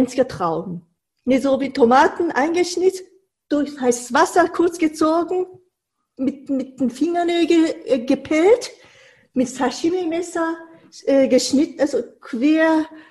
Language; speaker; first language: German; non-native, fluent; Japanese